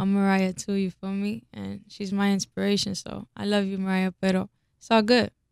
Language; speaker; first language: English; early bilingual, other home language; Spanish